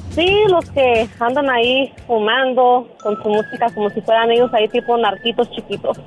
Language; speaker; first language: Spanish; native; Spanish